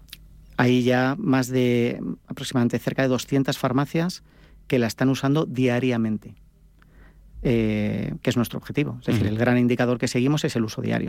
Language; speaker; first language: Spanish; native; Spanish